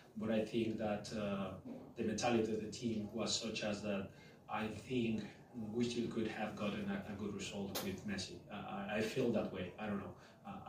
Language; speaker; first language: English; non-native, fluent; Spanish